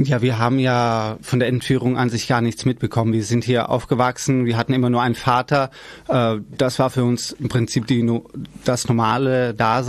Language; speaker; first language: German; early bilingual, other home language; Persian